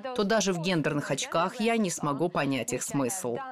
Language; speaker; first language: Russian; non-native, fluent; Swedish